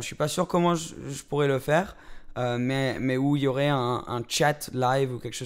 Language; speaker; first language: French; native; French